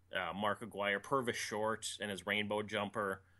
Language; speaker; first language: English; native; English